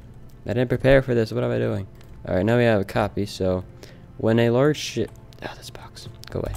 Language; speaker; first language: English; native; English